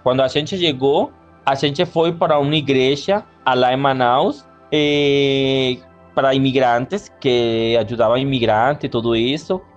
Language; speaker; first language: Portuguese; non-native, learner; Spanish